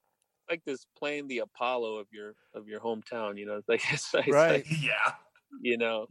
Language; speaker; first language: English; native; English